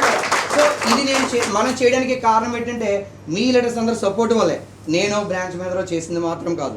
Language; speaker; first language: Telugu; native; Telugu